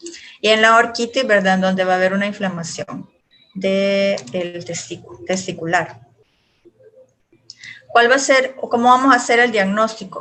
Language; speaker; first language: Spanish; native; Spanish